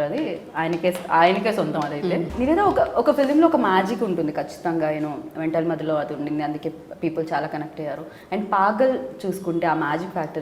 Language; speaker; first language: Telugu; native; Telugu